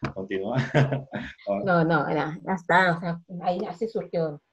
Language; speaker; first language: Spanish; non-native, local second language; Fang